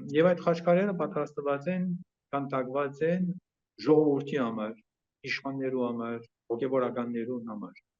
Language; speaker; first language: Armenian; early bilingual, heritage; Armenian